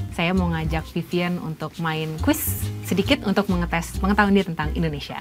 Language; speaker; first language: Indonesian; native; Indonesian